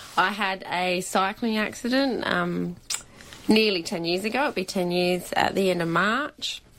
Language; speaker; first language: English; native; English